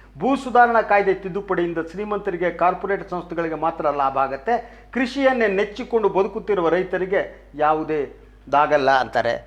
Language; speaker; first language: Kannada; native; Kannada